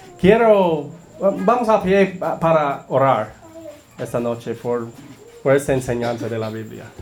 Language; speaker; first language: Spanish; non-native, learner; English